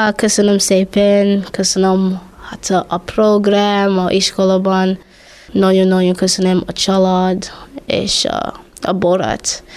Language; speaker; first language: Hungarian; non-native, learner; English